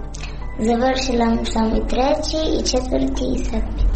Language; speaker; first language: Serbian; non-native, learner; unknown